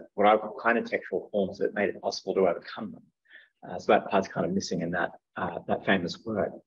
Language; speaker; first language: English; native; English